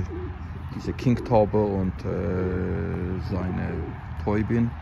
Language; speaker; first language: German; non-native, fluent; Azerbaijani